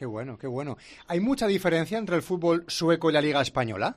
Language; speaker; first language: Spanish; native; Spanish